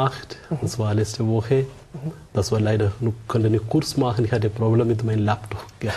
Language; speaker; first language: German; non-native, fluent; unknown